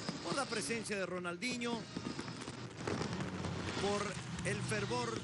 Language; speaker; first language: Spanish; native; Spanish